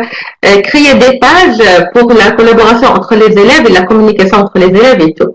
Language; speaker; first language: French; non-native, local second language; Arabic